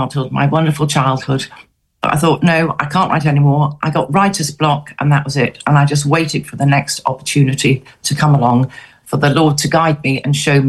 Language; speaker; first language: English; native; English